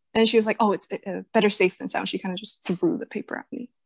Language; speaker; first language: English; early bilingual, other home language; Chinese